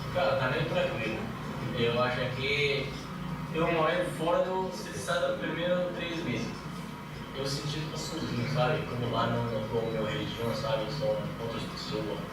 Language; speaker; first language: Portuguese; non-native, fluent; Arabic